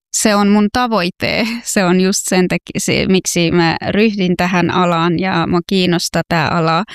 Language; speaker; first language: Finnish; non-native, fluent; Persian